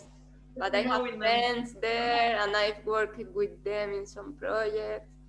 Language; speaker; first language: English; non-native, fluent; Spanish